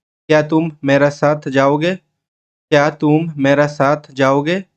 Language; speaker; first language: Hindi; non-native, learner; Bangla